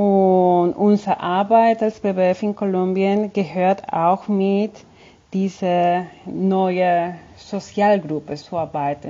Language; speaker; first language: German; non-native, fluent; Spanish